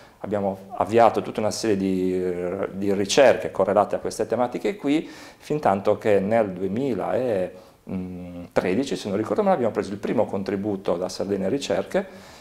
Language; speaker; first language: Italian; native; Italian